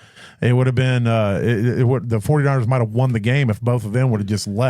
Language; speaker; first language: English; native; English